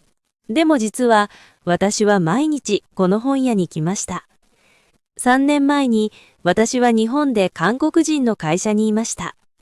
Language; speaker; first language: Japanese; non-native, fluent; Korean